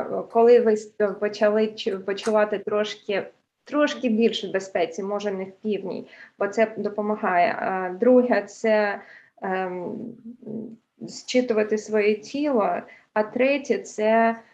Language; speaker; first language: Ukrainian; early bilingual, heritage; English